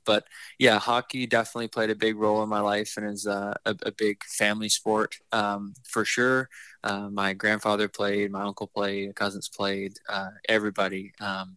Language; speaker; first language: English; native; English